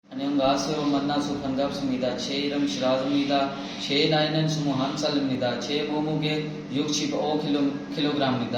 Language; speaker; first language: Korean; non-native, learner; Urdu